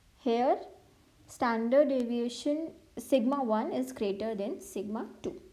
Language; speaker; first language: English; non-native, local second language; Hindi